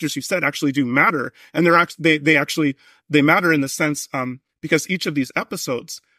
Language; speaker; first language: English; native; English